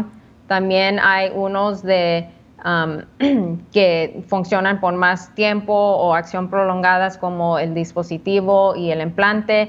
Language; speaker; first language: Spanish; early bilingual, heritage; Spanish